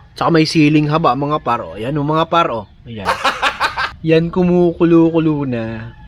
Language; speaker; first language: Filipino; non-native, local second language; Masbatenyo